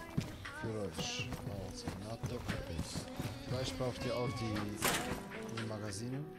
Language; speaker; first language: German; non-native, learner; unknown